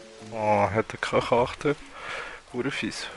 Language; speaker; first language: German; native; German